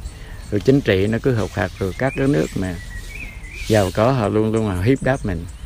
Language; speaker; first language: Vietnamese; native; Vietnamese